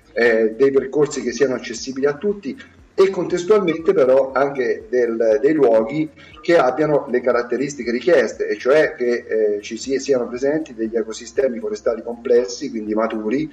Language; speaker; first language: Italian; native; Italian